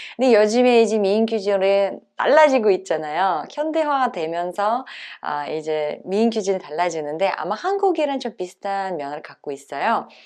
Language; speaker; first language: Korean; non-native, fluent; Uzbek